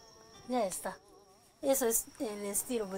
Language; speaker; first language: Spanish; non-native, learner; Japanese